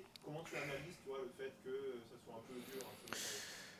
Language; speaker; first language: French; native; French